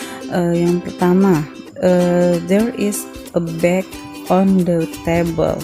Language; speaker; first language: English; non-native, learner; Indonesian